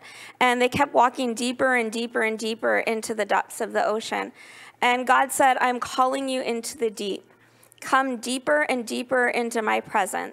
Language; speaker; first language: English; native; English